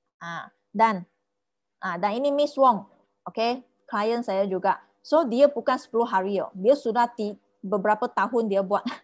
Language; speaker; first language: Malay; non-native, local second language; Chinese